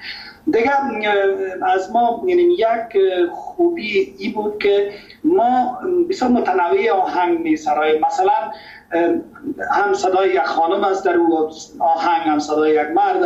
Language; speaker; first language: Persian; native; Persian